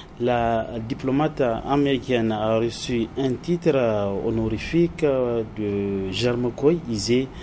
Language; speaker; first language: French; native; French